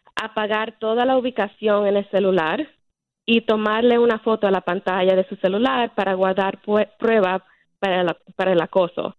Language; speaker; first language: Spanish; early bilingual, heritage; Spanish